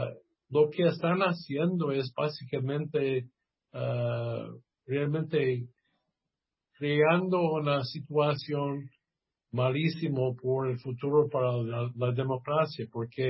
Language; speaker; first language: Spanish; non-native, fluent; English